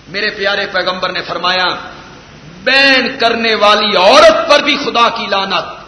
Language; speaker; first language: Urdu; non-native, local second language; Punjabi